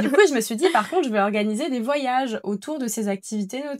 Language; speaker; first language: French; native; French